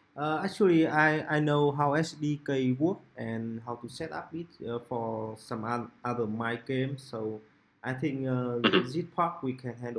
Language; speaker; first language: English; non-native, local second language; Vietnamese